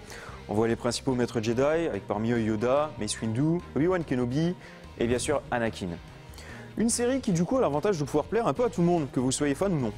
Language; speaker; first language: French; native; French